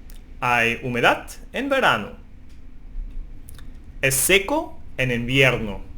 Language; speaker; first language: Spanish; non-native, fluent; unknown